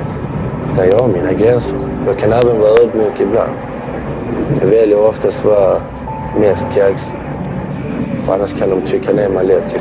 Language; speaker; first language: Swedish; early bilingual, other home language; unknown